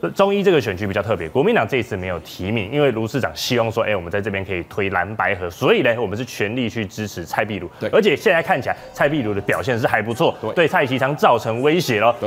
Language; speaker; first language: Chinese; native; Chinese